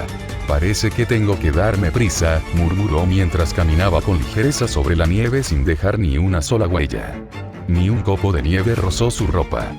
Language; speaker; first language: Spanish; native; Spanish